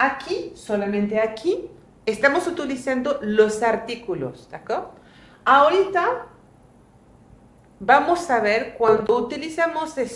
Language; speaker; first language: Spanish; non-native, fluent; French